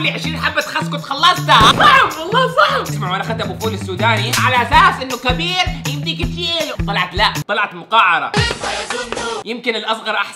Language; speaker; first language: Arabic; native; Arabic